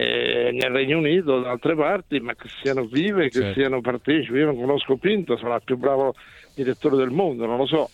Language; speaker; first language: Italian; native; Italian